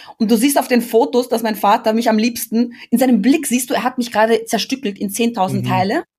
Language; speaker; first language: German; early bilingual, other home language; Albanian